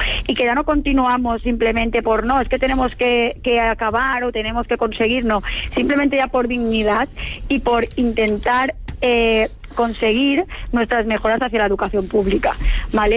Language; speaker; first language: Spanish; native; Spanish